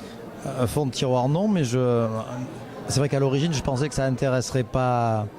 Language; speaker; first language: French; native; French